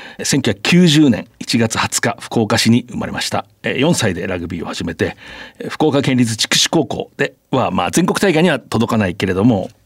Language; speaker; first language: Japanese; native; Japanese